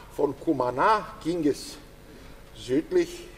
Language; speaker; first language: German; non-native, fluent; Turkish